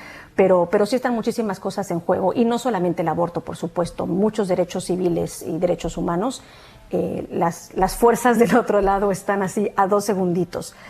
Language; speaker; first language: Spanish; native; Spanish